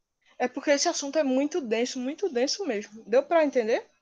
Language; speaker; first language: Portuguese; native; Portuguese